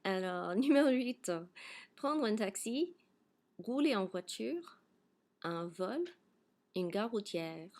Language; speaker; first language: French; non-native, fluent; English